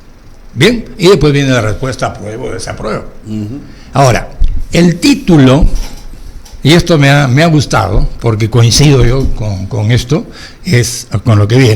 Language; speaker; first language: Spanish; native; Spanish